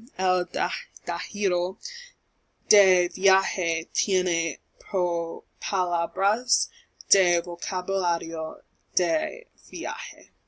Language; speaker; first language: Spanish; non-native, learner; English